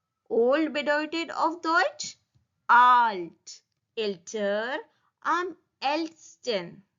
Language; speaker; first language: German; non-native, learner; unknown